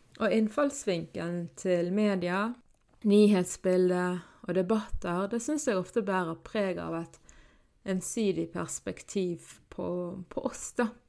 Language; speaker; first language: Norwegian; early bilingual, other home language; Arabic